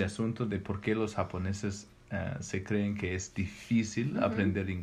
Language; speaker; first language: Spanish; non-native, learner; English